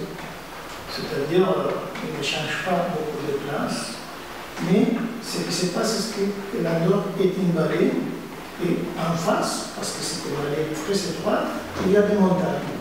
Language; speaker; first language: French; non-native, fluent; Spanish